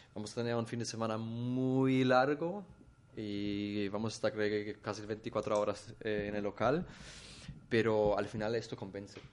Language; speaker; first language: Spanish; non-native, fluent; German